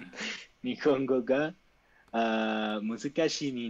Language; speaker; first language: Japanese; non-native, learner; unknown